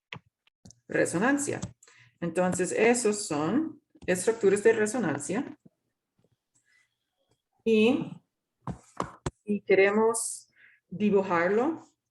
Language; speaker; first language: Spanish; non-native, fluent; English